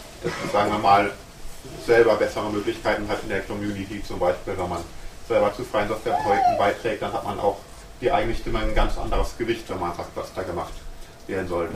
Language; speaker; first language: German; native; German